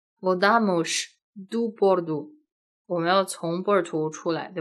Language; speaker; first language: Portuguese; non-native, fluent; Chinese